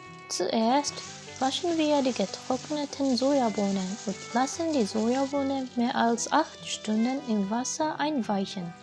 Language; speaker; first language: German; non-native, fluent; Japanese